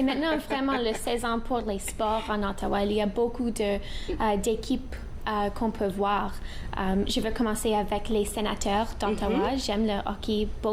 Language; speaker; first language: French; non-native, local second language; English